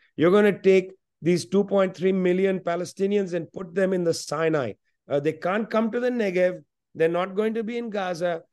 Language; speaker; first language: English; non-native, local second language; Punjabi